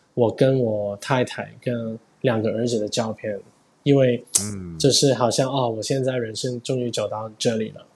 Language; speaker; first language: Chinese; non-native, fluent; Cantonese